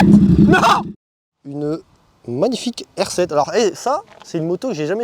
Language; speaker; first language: French; native; French